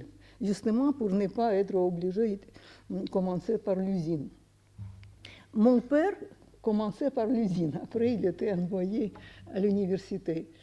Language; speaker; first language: French; non-native, fluent; Russian